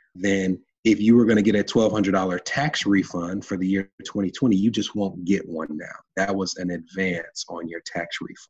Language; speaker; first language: English; native; English